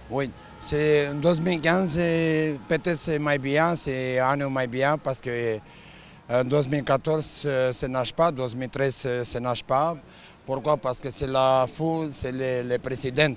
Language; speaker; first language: French; non-native, learner; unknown